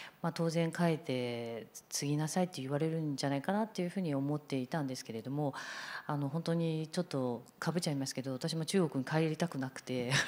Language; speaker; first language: Japanese; non-native, fluent; Chinese